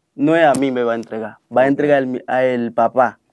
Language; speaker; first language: Spanish; non-native, fluent; Haitian Creole